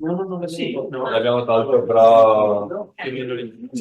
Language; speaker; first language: Italian; native; Italian